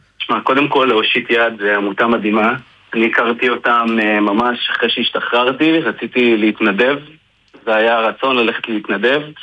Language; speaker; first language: Hebrew; native; Hebrew